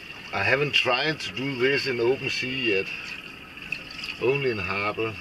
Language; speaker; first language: English; non-native, fluent; Danish